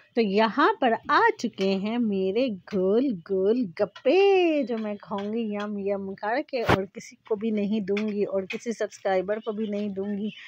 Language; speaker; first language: Hindi; native; Hindi